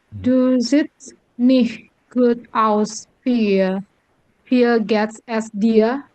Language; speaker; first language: German; non-native, learner; Indonesian